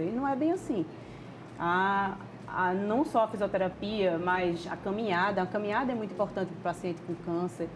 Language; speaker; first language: Portuguese; native; Portuguese